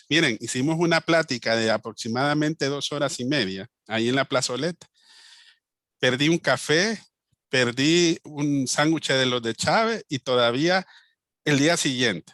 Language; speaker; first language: Spanish; native; Spanish